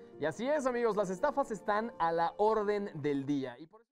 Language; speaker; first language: Spanish; native; Spanish